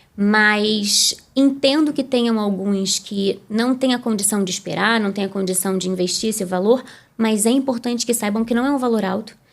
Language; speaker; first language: Portuguese; native; Portuguese